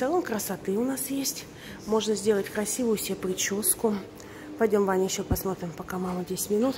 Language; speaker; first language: Russian; native; Russian